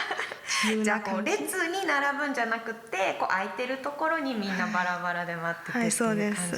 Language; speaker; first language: Japanese; native; Japanese